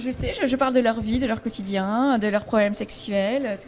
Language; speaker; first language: French; native; French